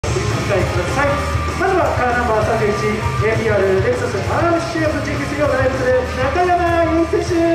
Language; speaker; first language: Japanese; native; Japanese